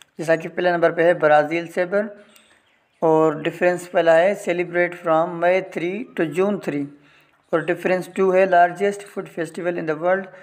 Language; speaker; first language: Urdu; non-native, local second language; Sindhi